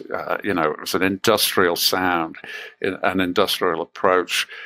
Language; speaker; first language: English; native; English